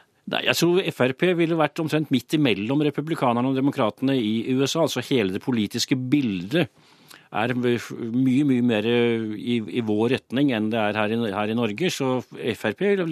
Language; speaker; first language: Norwegian; native; Norwegian